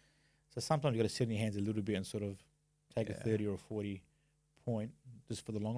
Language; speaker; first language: English; native; English